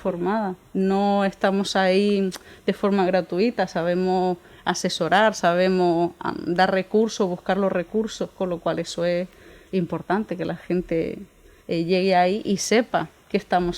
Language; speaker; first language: Spanish; native; Spanish